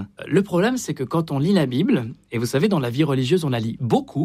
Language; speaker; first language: French; native; French